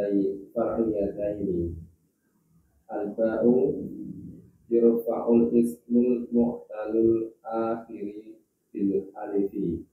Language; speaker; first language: Arabic; non-native, learner; Indonesian